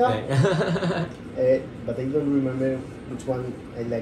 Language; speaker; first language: English; non-native, learner; Spanish